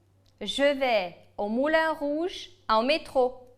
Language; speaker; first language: French; non-native, fluent; Ukrainian